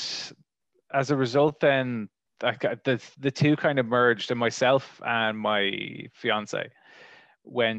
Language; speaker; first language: English; native; English